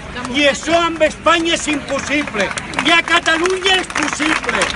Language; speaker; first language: Catalan; non-native, local second language; Spanish